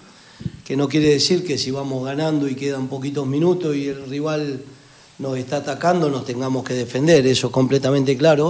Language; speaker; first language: Spanish; native; Spanish